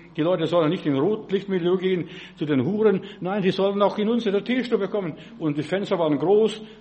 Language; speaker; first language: German; non-native, fluent; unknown